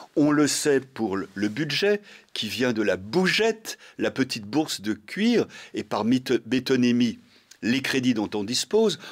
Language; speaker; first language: French; native; French